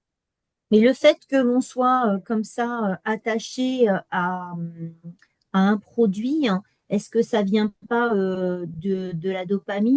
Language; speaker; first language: French; native; French